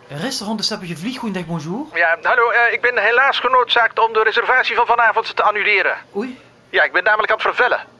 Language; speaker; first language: Dutch; native; Dutch